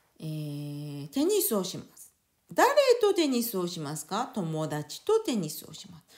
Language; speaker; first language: Japanese; non-native, fluent; French